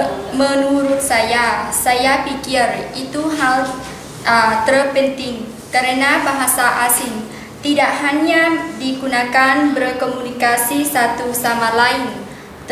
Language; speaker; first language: Indonesian; non-native, learner; Lao